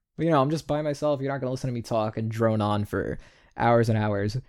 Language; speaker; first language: English; native; English